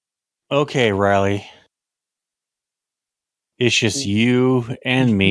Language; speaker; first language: English; native; English